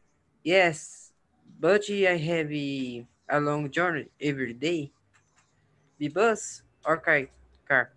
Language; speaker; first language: English; non-native, learner; Portuguese